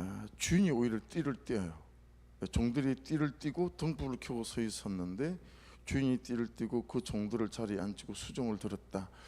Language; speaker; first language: Korean; native; Korean